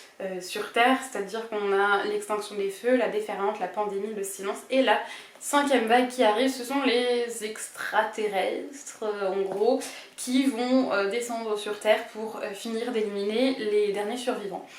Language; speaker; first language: French; native; French